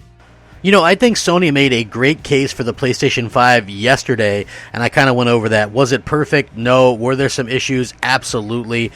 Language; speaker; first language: English; native; English